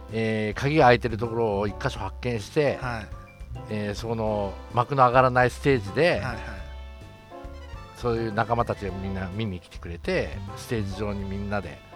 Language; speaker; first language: Japanese; native; Japanese